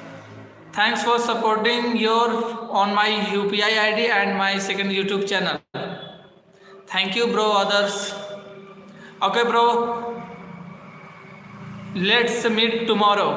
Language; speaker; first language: English; non-native, learner; Hindi